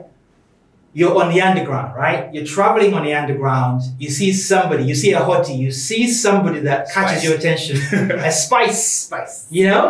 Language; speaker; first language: English; native; English